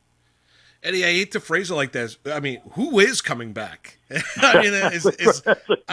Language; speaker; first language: English; native; English